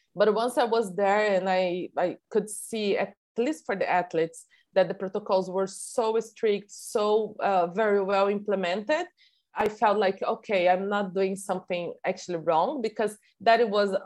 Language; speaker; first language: English; non-native, fluent; Portuguese